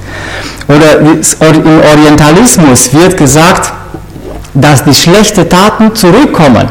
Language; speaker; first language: German; non-native, fluent; Romanian